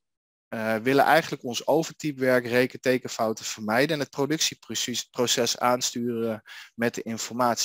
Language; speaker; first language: Dutch; native; Dutch